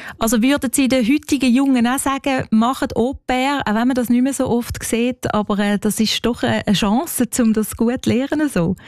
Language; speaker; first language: German; native; German